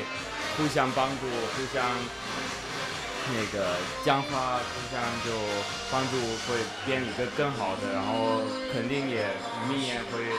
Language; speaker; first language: Chinese; non-native, fluent; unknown